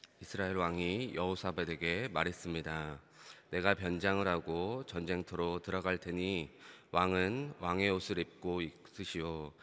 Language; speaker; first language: Korean; native; Korean